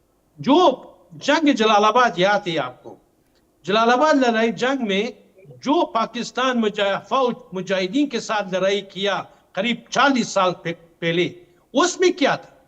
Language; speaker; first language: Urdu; non-native, learner; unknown